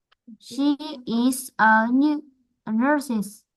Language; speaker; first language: English; non-native, learner; Vietnamese